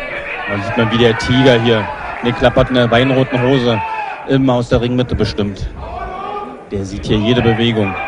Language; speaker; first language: German; native; German